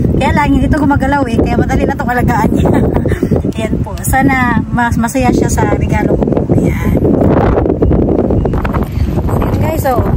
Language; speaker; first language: Filipino; non-native, local second language; Cebuano